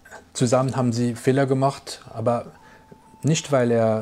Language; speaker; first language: German; non-native, fluent; French